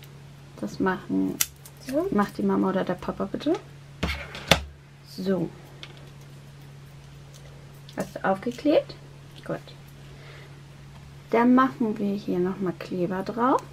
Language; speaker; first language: German; native; German